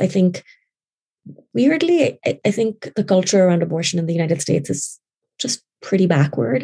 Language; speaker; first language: English; non-native, local second language; Urdu